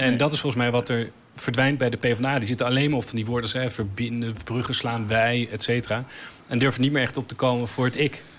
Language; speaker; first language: Dutch; native; Dutch